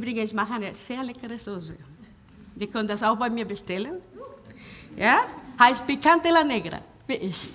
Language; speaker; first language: German; non-native, fluent; Spanish